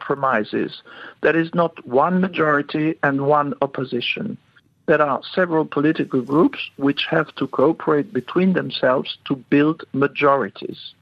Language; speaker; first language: English; non-native, fluent; French